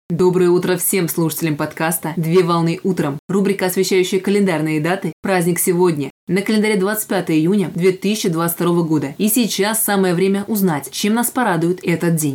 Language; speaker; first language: Russian; native; Russian